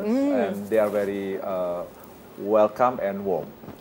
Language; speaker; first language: English; non-native, fluent; Indonesian